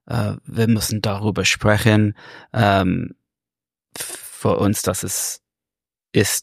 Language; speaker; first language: German; non-native, learner; English